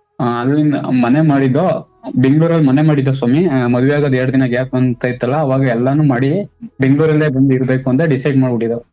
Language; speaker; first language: Kannada; native; Kannada